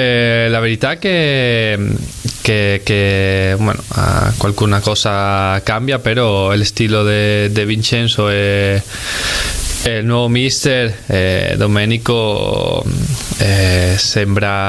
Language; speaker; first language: Italian; non-native, learner; Spanish